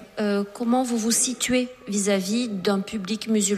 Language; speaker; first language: French; native; French